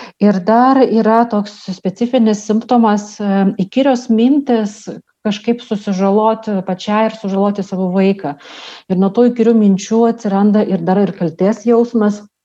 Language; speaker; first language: Lithuanian; non-native, local second language; Russian